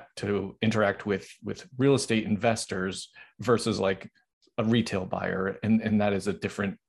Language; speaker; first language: English; native; English